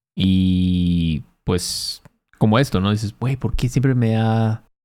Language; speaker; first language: Spanish; native; Spanish